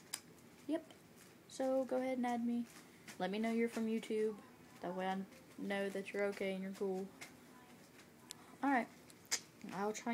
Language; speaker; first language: English; native; English